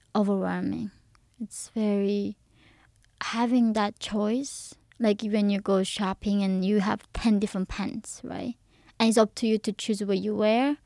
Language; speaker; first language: English; early bilingual, other home language; Korean